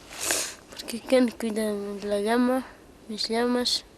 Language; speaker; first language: Spanish; non-native, local second language; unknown